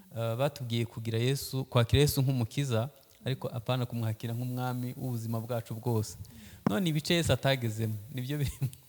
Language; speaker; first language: Kinyarwanda; early bilingual, heritage; Kinyarwanda